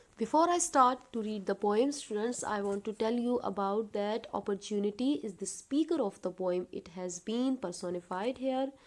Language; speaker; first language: English; non-native, local second language; Urdu